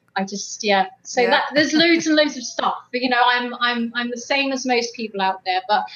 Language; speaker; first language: English; native; English